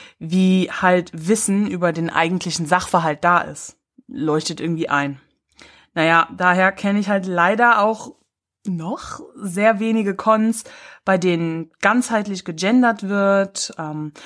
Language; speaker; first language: German; native; German